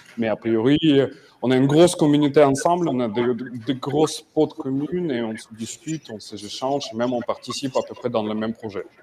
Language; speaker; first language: French; non-native, fluent; Russian